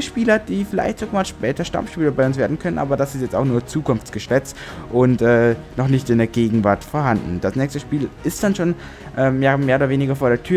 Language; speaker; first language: German; native; German